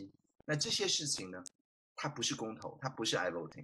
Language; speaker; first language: Chinese; native; Chinese